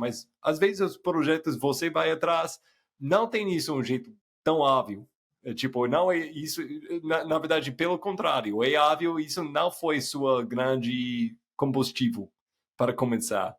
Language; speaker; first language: Portuguese; non-native, fluent; English